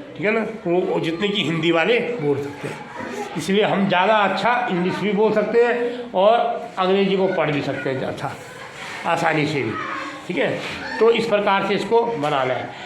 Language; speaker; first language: Hindi; native; Hindi